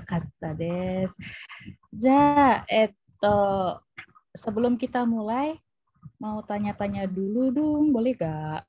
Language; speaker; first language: Indonesian; native; Indonesian